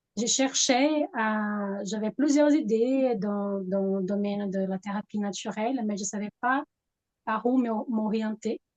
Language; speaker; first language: French; non-native, fluent; Portuguese